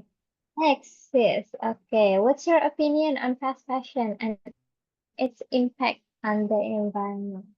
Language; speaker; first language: English; non-native, fluent; Indonesian